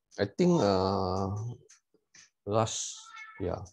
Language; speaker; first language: English; non-native, local second language; Malay